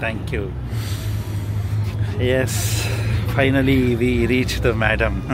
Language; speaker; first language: Kannada; native; Kannada